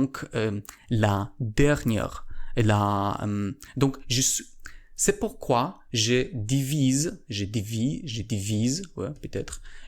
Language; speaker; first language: French; non-native, learner; Polish